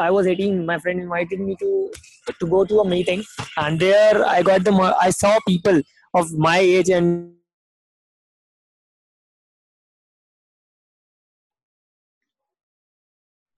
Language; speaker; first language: English; non-native, local second language; Hindi